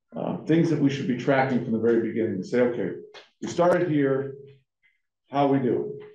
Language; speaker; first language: English; native; English